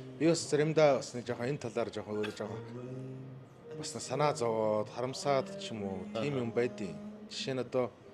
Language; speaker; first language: Mongolian; native; Mongolian